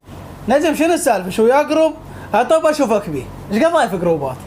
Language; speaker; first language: Arabic; native; Arabic